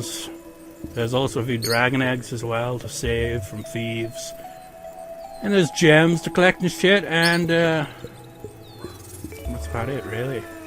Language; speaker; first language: English; native; English